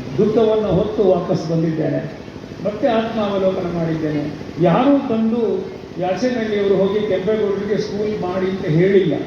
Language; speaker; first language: Kannada; native; Kannada